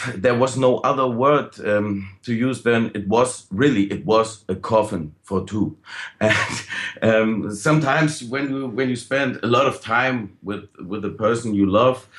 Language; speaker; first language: English; non-native, fluent; German